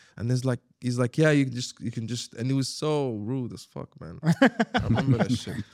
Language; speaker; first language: English; non-native, fluent; Arabic